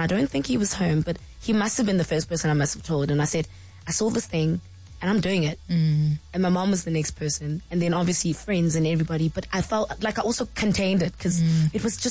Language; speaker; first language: English; non-native, local second language; Xhosa